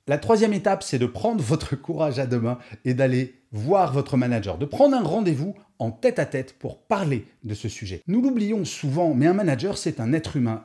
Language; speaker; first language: French; native; French